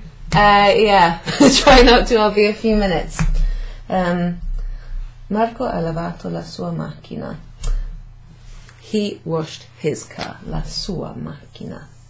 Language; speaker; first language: English; native; English